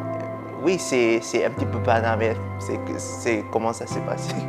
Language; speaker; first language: French; non-native, fluent; Burmese